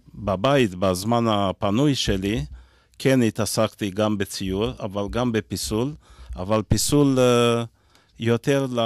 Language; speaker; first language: Hebrew; non-native, fluent; Romanian